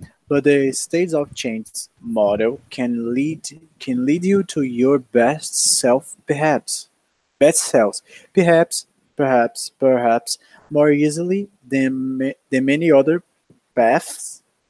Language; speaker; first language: English; non-native, learner; Portuguese